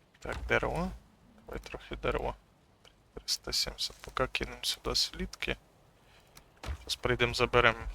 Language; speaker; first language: Ukrainian; non-native, local second language; Russian